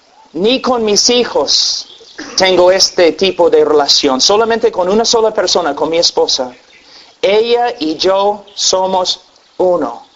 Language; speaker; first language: Spanish; non-native, fluent; English